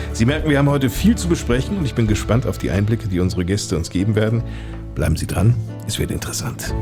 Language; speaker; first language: German; native; German